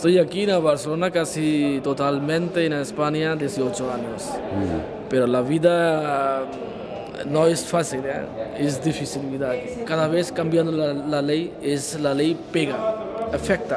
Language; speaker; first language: Spanish; non-native, learner; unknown